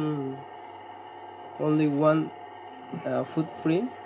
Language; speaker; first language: English; non-native, learner; Japanese